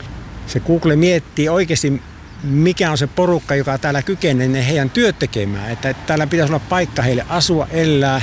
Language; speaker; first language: Finnish; native; Finnish